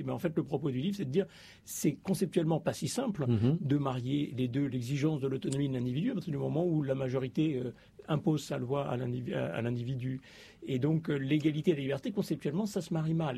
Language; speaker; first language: French; native; French